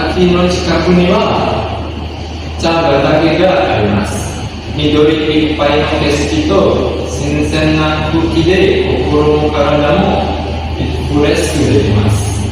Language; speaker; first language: Japanese; non-native, learner; Indonesian